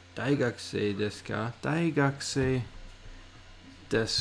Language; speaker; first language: Japanese; non-native, learner; English